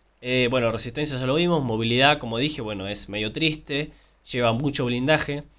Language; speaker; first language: Spanish; native; Spanish